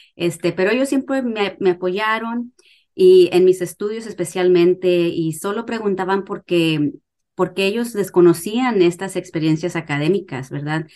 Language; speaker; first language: Spanish; early bilingual, heritage; Spanish